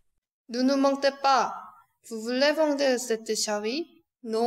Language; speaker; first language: French; non-native, learner; Korean